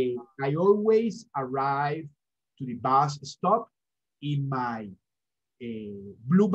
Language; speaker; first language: English; non-native, fluent; Spanish